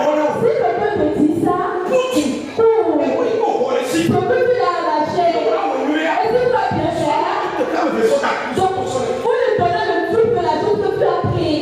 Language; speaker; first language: French; native; French